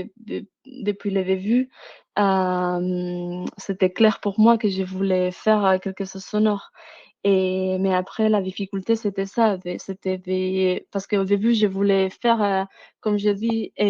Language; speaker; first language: French; non-native, fluent; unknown